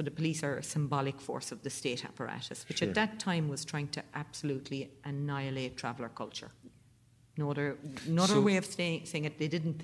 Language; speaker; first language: English; native; English